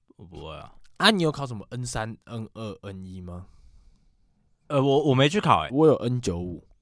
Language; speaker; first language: Chinese; native; Chinese